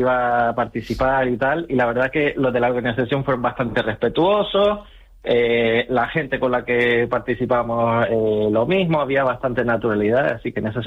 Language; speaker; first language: Spanish; native; Spanish